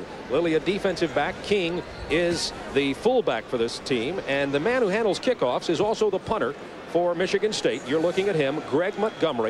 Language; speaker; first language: English; native; English